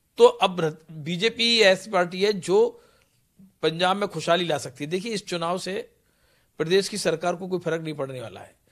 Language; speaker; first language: Hindi; non-native, local second language; Punjabi